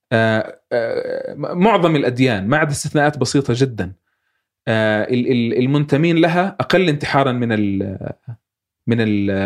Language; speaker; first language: Arabic; native; Arabic